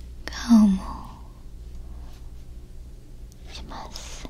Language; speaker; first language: Japanese; non-native, learner; Korean